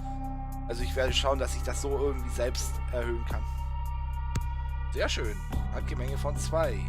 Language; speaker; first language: German; native; German